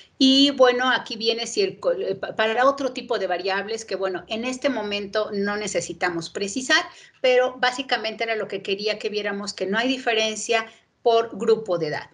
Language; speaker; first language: Spanish; native; Spanish